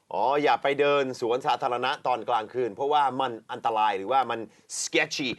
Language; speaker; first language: Thai; non-native, fluent; English